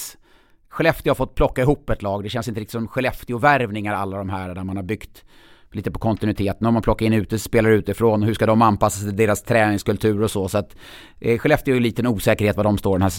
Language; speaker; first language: Swedish; native; Swedish